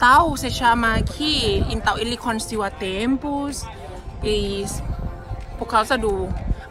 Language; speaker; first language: Portuguese; non-native, learner; Thai